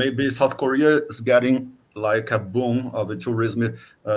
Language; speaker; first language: English; non-native, fluent; Portuguese